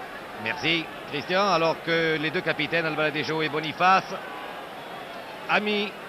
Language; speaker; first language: French; native; French